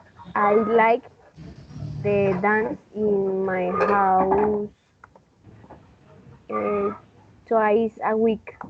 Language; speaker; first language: English; non-native, learner; Spanish